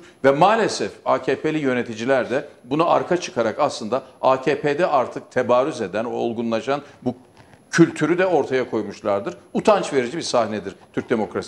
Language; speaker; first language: Turkish; native; Turkish